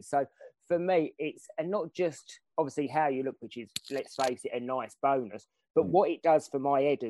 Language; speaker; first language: English; native; English